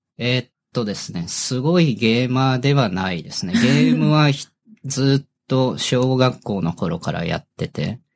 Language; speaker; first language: Japanese; native; Japanese